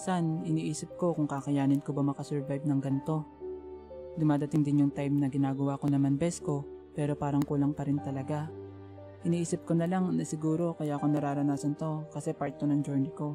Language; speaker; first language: Filipino; native; Filipino